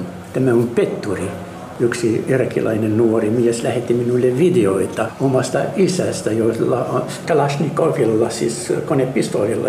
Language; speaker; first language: Finnish; non-native, fluent; Arabic